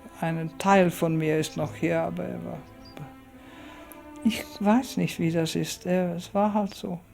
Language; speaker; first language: German; early bilingual, heritage; German